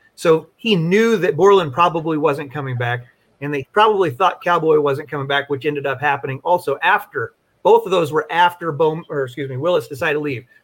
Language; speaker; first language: English; native; English